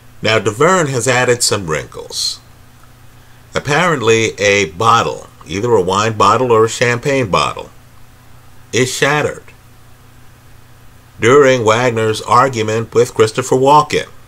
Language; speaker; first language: English; native; English